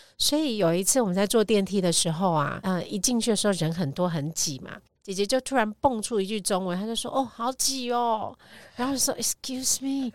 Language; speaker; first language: Chinese; native; Chinese